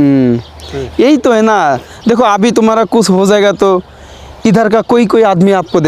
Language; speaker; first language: Hindi; non-native, learner; Bangla